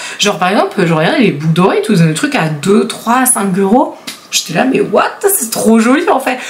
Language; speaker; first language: French; native; French